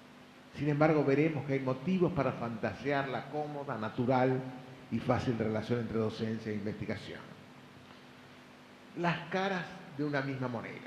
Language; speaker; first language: Spanish; native; Spanish